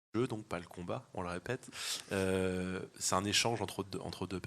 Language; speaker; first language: French; native; French